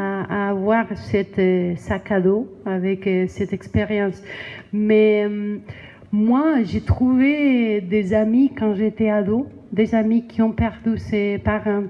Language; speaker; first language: French; non-native, learner; Spanish